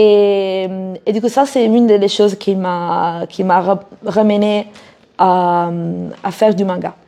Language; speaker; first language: French; non-native, fluent; Italian